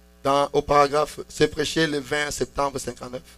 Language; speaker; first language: French; non-native, local second language; Lingala